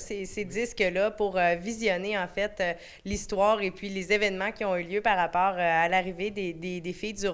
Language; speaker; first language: French; native; French